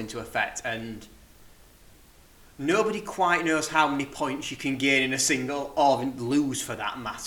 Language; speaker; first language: English; native; English